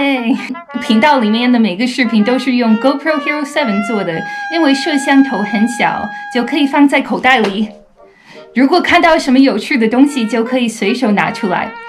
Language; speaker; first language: Chinese; non-native, fluent; English